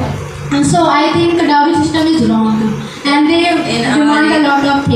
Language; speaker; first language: English; non-native, learner; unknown